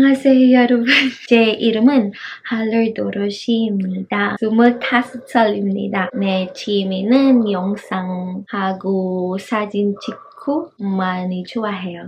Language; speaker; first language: Korean; non-native, learner; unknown